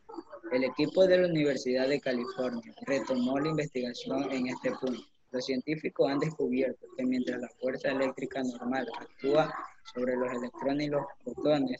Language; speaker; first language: Spanish; native; Spanish